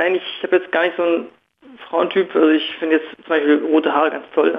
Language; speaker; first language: German; native; German